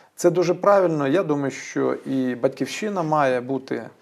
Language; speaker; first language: Ukrainian; native; Ukrainian